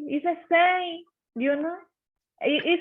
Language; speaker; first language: English; non-native, learner; Spanish